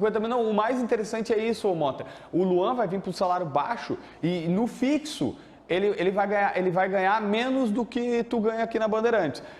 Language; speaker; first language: Portuguese; native; Portuguese